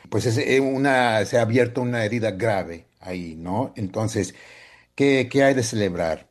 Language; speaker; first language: Spanish; early bilingual, heritage; Spanish